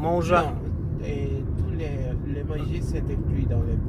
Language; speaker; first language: French; non-native, local second language; Haitian Creole